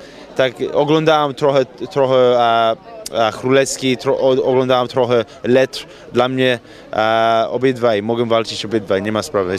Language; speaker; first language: Polish; early bilingual, heritage; Polish